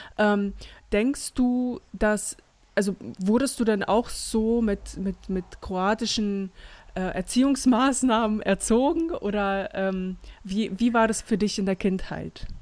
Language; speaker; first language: German; early bilingual, other home language; Russian